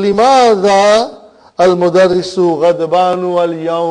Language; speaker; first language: Arabic; non-native, fluent; Urdu